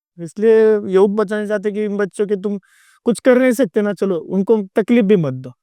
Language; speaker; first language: Hindi; non-native, local second language; Marathi